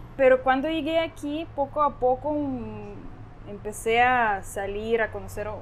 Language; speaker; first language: Spanish; non-native, fluent; Ukrainian